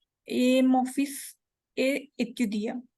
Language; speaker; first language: French; non-native, learner; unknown